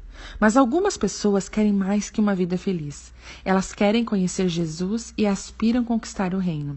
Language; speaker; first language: Portuguese; native; Portuguese